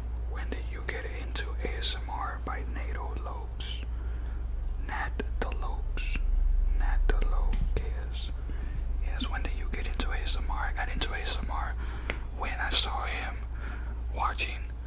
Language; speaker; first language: English; early bilingual, other home language; Spanish